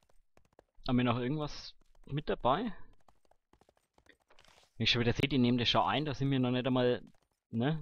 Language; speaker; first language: German; native; German